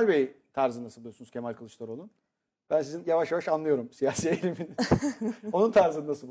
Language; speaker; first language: Turkish; native; Turkish